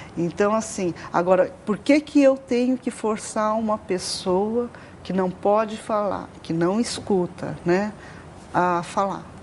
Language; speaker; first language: Portuguese; non-native, local second language; Japanese